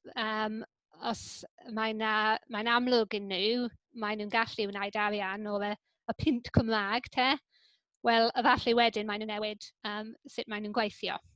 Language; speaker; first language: Welsh; non-native, local second language; English